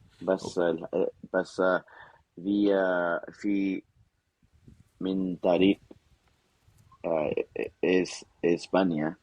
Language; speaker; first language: Arabic; non-native, learner; Spanish